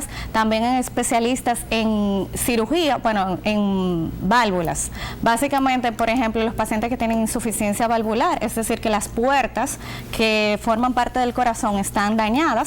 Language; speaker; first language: Spanish; native; Spanish